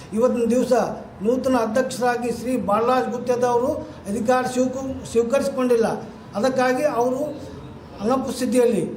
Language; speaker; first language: Kannada; native; Kannada